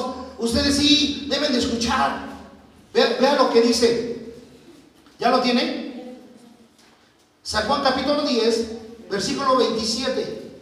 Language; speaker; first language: Spanish; native; Spanish